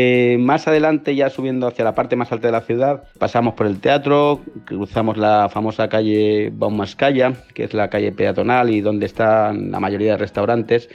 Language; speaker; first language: Spanish; native; Spanish